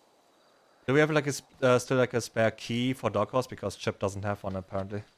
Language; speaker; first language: English; non-native, fluent; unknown